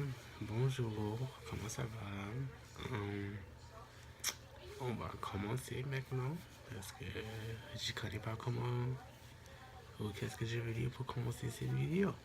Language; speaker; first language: French; non-native, local second language; English